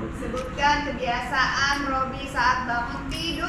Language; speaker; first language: Indonesian; native; Indonesian